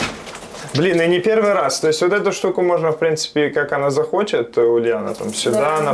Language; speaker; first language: Russian; native; Russian